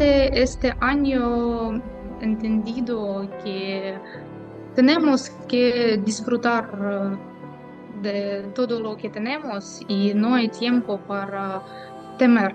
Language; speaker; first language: Spanish; non-native, fluent; Ukrainian